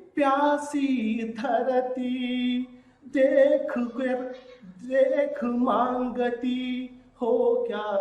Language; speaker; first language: Hindi; non-native, local second language; Telugu